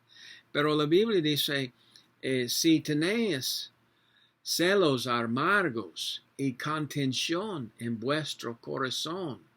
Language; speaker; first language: Spanish; non-native, learner; English